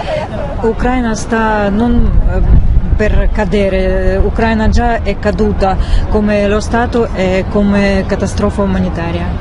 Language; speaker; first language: Italian; non-native, learner; Russian